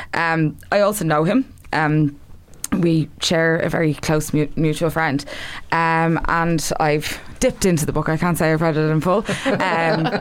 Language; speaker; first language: English; native; English